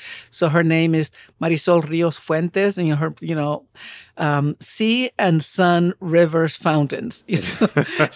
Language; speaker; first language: English; non-native, fluent; Spanish